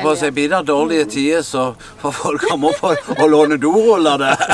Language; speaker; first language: Norwegian; native; Norwegian